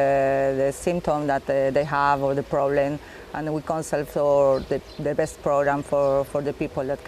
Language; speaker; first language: English; non-native, learner; Spanish